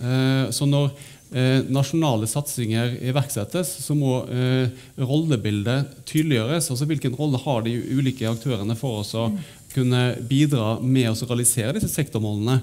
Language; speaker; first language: Norwegian; native; Norwegian